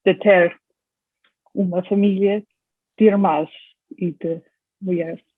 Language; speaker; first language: Portuguese; non-native, learner; English